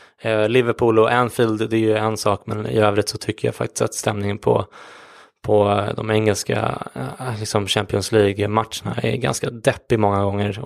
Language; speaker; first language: Swedish; native; Swedish